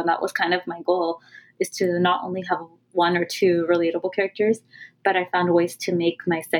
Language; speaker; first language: English; native; English